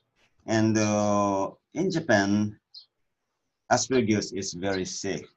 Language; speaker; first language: English; non-native, learner; Japanese